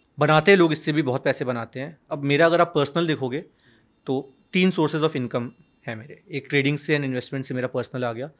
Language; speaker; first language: Hindi; native; Hindi